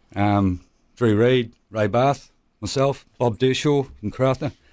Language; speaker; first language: English; native; English